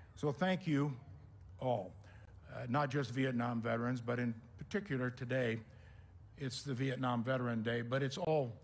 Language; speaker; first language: English; native; English